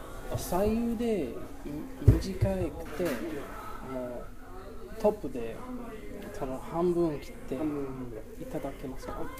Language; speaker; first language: Japanese; non-native, learner; English